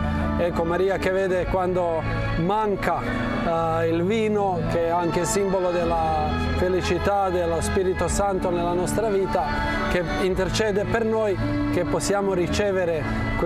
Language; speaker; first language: Italian; non-native, fluent; Croatian